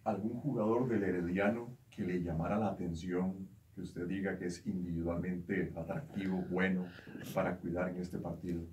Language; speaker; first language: Spanish; native; Spanish